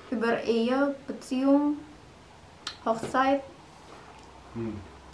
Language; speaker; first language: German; non-native, learner; Indonesian